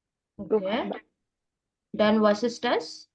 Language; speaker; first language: German; non-native, fluent; Malayalam